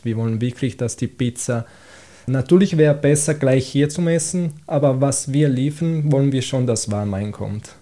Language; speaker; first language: German; non-native, fluent; Italian